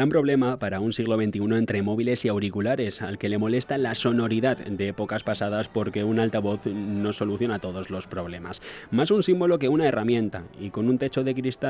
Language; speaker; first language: Spanish; native; Spanish